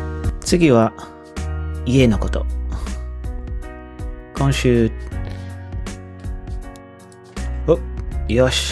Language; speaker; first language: Japanese; non-native, learner; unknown